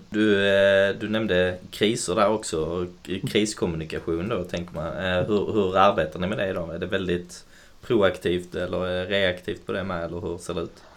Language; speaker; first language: Swedish; native; Swedish